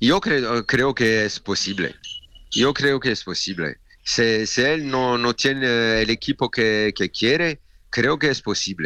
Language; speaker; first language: Spanish; non-native, learner; French